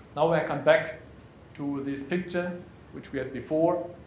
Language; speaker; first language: English; non-native, fluent; German